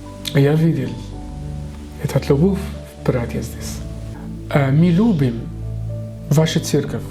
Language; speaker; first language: Russian; non-native, learner; Arabic